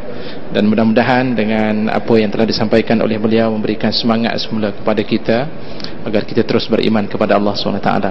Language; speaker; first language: Malay; native; Malay